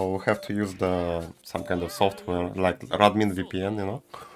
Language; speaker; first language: English; non-native, fluent; Russian